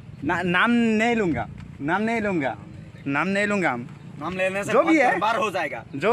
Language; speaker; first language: Hindi; non-native, local second language; Assamese